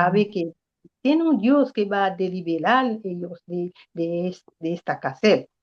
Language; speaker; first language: Spanish; non-native, learner; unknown